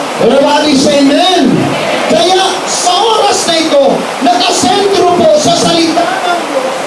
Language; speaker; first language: Filipino; non-native, local second language; Cebuano